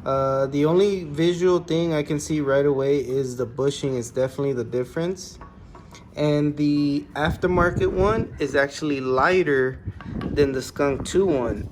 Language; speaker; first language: English; native; English